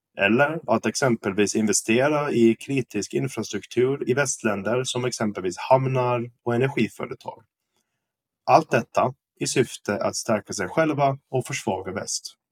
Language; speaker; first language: Swedish; native; Swedish